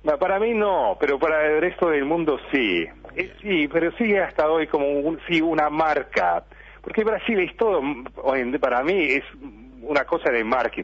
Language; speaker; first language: Spanish; early bilingual, heritage; Spanish